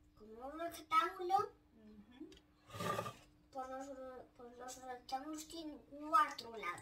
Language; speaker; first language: Spanish; early bilingual, other home language; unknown